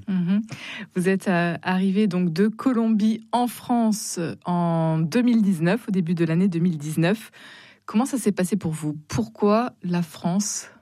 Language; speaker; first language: French; native; French